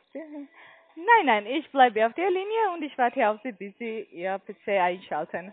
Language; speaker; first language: German; non-native, learner; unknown